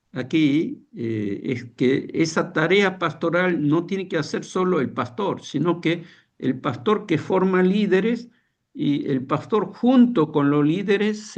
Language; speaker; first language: Spanish; non-native, fluent; Korean